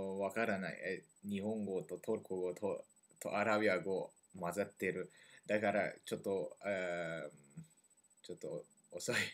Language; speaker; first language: Japanese; non-native, learner; French